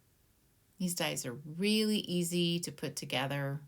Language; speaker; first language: English; native; English